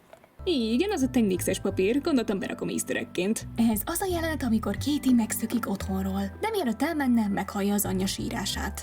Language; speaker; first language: Hungarian; native; Hungarian